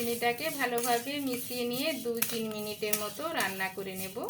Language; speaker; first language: Bangla; native; Bangla